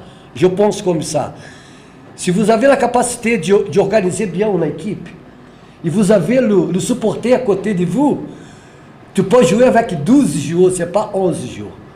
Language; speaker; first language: French; non-native, fluent; Portuguese